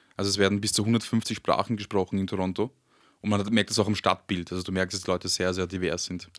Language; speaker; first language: German; early bilingual, other home language; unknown